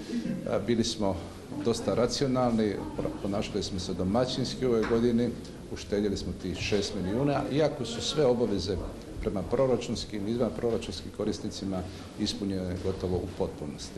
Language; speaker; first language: Serbian; native; Serbian